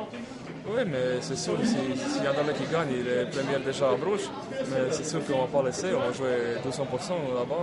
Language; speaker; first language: French; non-native, fluent; Croatian